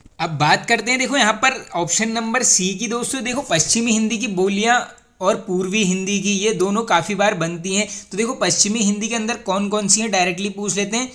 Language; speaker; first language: Hindi; native; Hindi